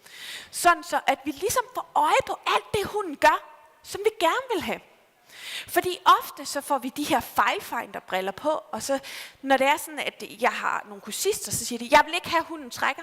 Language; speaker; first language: Danish; native; Danish